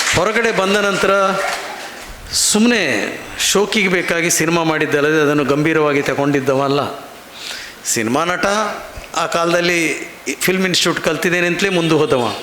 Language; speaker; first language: Kannada; non-native, local second language; Konkani